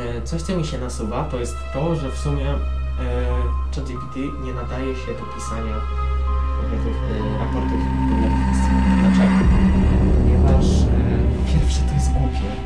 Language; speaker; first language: Polish; native; Polish